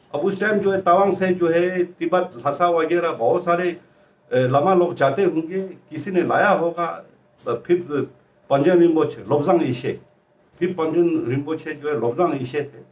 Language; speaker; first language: Hindi; native; Hindi